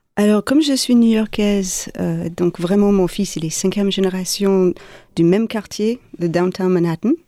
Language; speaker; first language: French; non-native, fluent; English